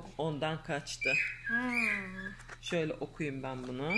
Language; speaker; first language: Turkish; native; Turkish